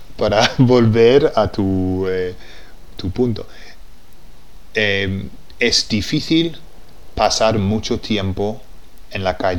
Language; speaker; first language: Spanish; non-native, fluent; English